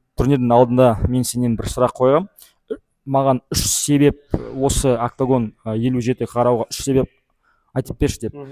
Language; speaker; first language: Kazakh; native; Kazakh